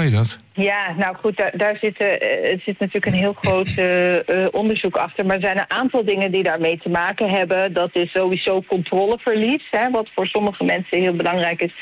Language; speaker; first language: Dutch; native; Dutch